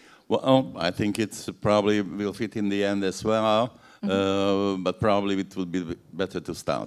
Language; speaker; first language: English; non-native, fluent; Hungarian